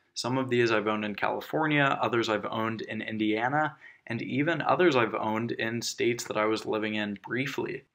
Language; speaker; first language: English; native; English